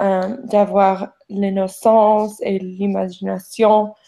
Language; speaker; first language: French; non-native, learner; English